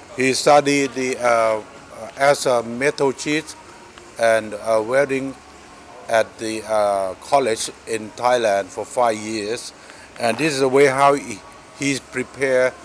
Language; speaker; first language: English; non-native, fluent; Thai